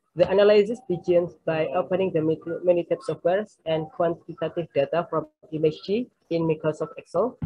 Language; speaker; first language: English; non-native, learner; Indonesian